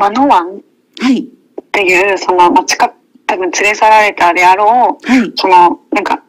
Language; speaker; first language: Japanese; native; Japanese